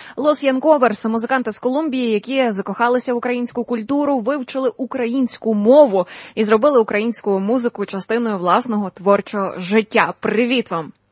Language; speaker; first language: Ukrainian; native; Ukrainian